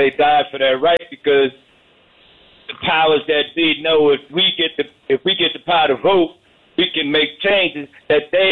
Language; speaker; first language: English; native; English